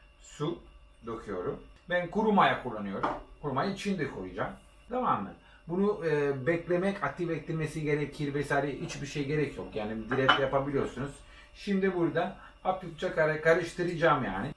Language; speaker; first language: Turkish; non-native, learner; Italian